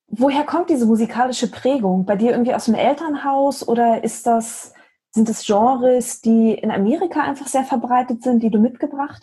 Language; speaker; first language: German; native; German